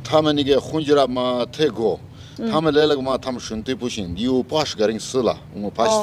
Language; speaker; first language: Chinese; non-native, learner; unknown